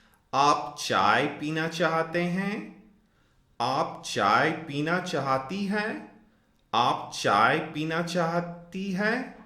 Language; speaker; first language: Hindi; non-native, fluent; English